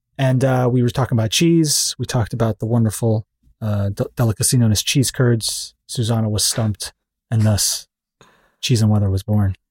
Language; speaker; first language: English; native; English